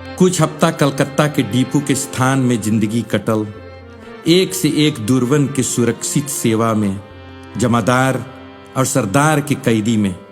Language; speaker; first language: Bhojpuri; early bilingual, heritage; Bhojpuri